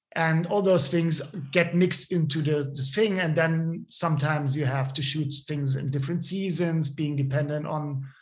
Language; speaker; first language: English; non-native, fluent; German